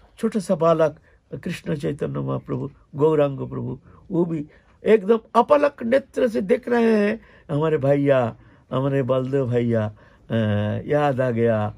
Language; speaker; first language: Hindi; non-native, local second language; Bangla